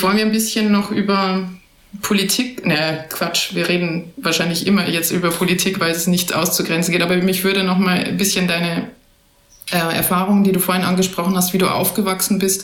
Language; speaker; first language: German; native; German